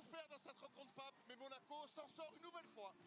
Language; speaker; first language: French; native; French